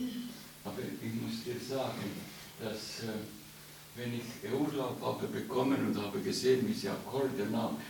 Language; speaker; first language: German; non-native, learner; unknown